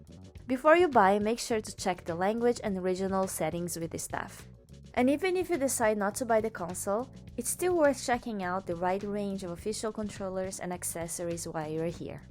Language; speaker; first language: English; native; English